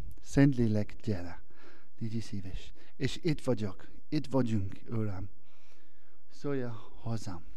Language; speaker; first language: Hungarian; non-native, learner; English